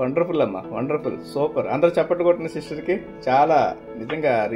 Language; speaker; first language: Telugu; native; Telugu